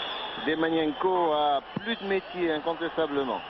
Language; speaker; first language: French; native; French